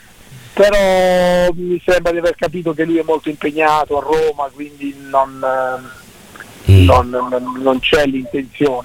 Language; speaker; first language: Italian; native; Italian